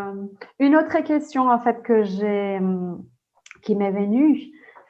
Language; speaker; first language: French; non-native, fluent; Portuguese